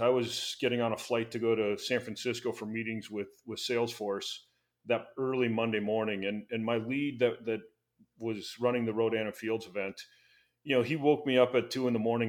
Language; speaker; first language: English; native; English